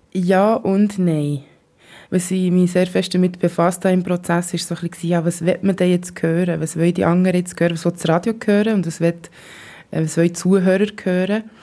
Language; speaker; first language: German; native; German